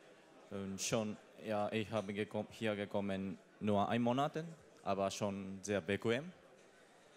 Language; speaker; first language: German; non-native, learner; Japanese